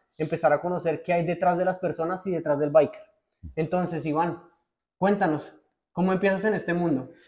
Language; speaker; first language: Spanish; native; Spanish